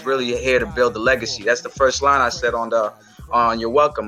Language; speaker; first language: English; native; English